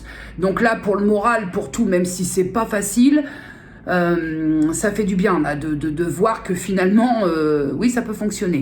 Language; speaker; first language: French; native; French